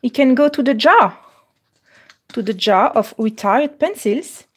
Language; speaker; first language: English; non-native, fluent; French